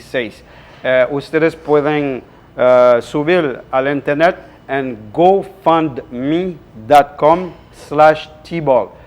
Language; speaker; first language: Spanish; non-native, local second language; Haitian Creole